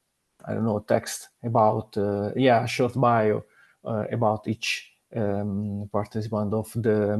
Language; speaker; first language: English; non-native, learner; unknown